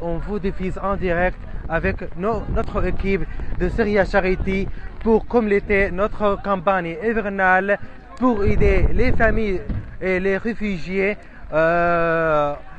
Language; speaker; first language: French; non-native, fluent; Arabic